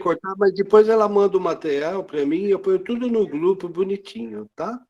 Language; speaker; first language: Portuguese; native; Portuguese